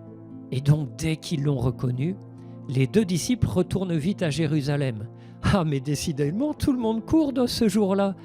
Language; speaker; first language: French; native; French